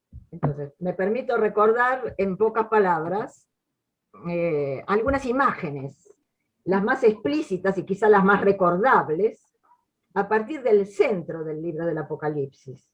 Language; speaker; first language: Spanish; native; Spanish